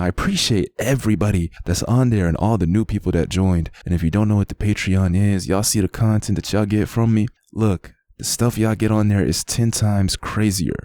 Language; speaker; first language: English; native; English